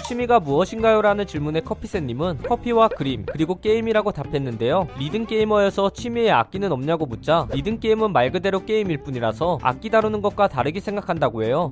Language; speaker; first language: Korean; native; Korean